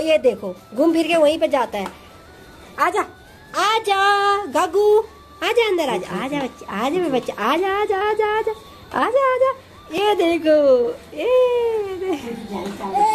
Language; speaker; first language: Hindi; native; Hindi